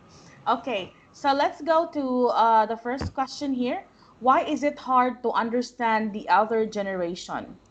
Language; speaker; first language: English; non-native, fluent; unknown